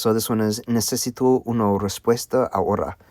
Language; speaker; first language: Spanish; non-native, learner; English